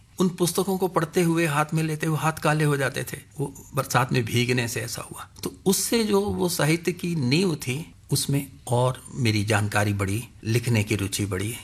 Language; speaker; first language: Hindi; non-native, local second language; Punjabi